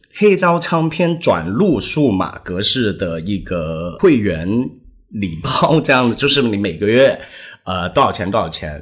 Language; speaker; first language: Chinese; non-native, local second language; Cantonese